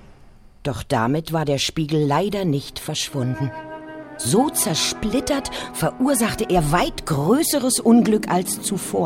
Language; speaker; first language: German; native; German